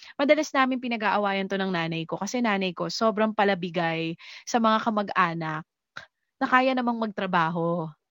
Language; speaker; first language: Filipino; native; Filipino